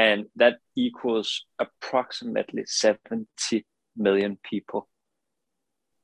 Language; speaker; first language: English; non-native, fluent; Danish